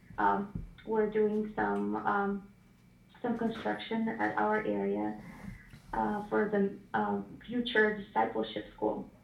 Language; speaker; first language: English; non-native, fluent; Ukrainian